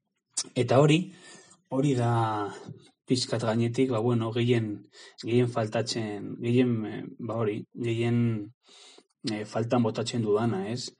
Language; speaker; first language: Basque; non-native, learner; Spanish